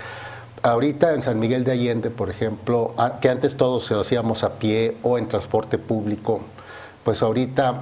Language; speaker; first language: Spanish; native; Spanish